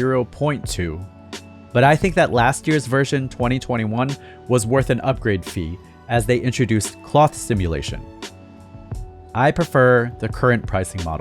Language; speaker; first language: English; native; English